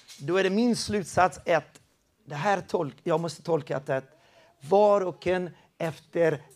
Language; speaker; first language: Swedish; non-native, fluent; Spanish